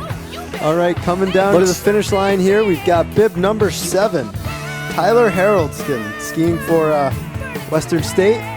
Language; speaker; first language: English; native; English